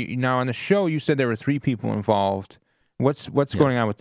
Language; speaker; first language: English; native; English